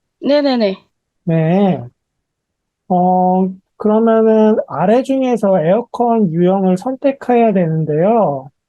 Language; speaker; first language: Korean; native; Korean